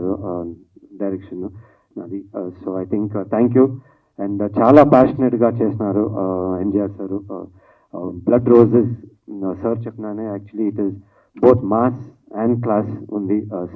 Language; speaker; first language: Telugu; non-native, learner; Kannada